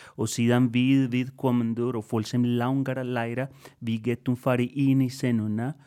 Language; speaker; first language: Icelandic; non-native, fluent; Spanish